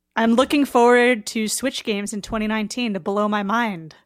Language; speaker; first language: English; native; English